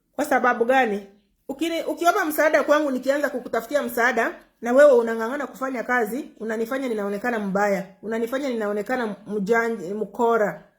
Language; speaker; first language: Swahili; non-native, local second language; Gusii